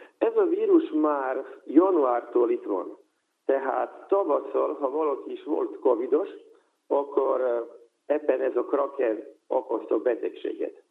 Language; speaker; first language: Hungarian; non-native, local second language; Serbian